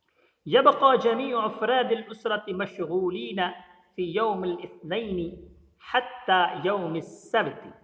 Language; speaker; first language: Arabic; non-native, fluent; Urdu